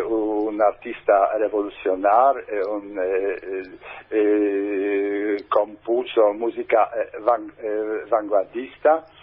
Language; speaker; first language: Spanish; non-native, fluent; Polish